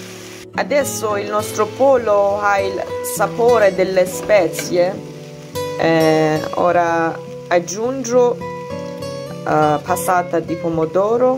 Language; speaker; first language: Italian; non-native, learner; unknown